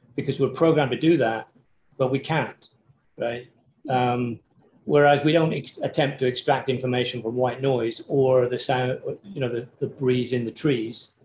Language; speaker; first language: English; native; English